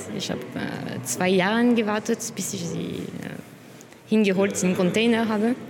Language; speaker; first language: German; non-native, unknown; French